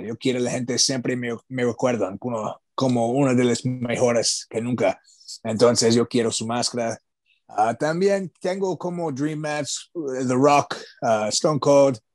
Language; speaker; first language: Spanish; non-native, learner; English